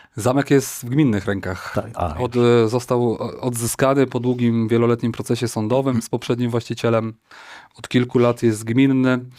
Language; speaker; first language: Polish; native; Polish